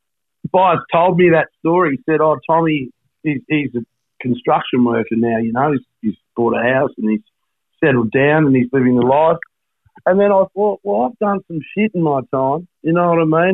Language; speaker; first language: English; native; English